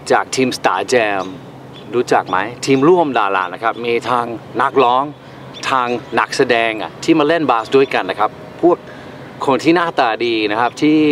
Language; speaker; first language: Thai; non-native, fluent; English